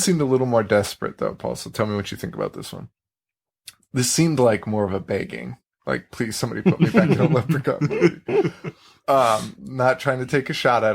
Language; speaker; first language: English; native; English